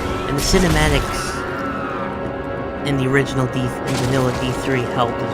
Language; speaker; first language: English; native; English